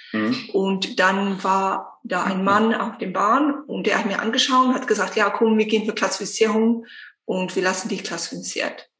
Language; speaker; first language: German; non-native, fluent; Afrikaans